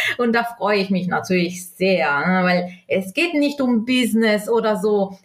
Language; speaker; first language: German; non-native, local second language; Italian